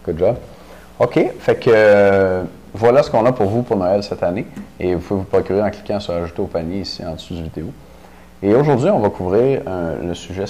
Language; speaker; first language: French; native; French